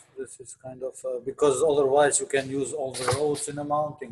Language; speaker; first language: English; non-native, fluent; Albanian